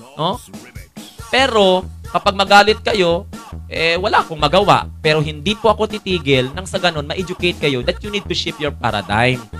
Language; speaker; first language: Filipino; non-native, local second language; Cebuano